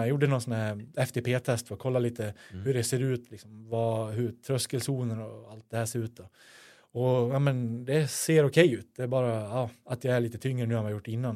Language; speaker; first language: Swedish; native; Swedish